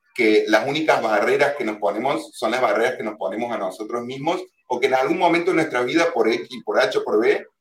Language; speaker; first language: Spanish; native; Spanish